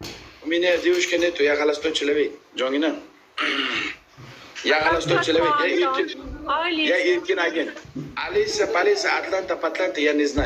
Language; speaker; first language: Russian; non-native, learner; Uzbek